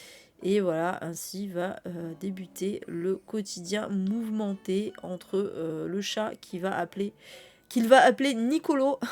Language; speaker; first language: French; native; French